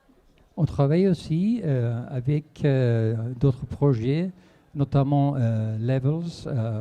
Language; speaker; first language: French; non-native, fluent; Spanish